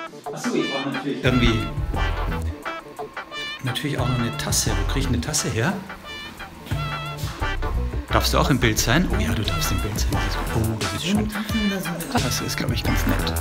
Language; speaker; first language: German; native; German